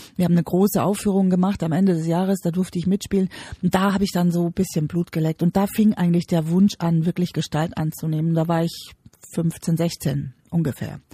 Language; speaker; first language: German; native; German